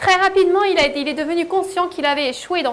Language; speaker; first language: French; native; French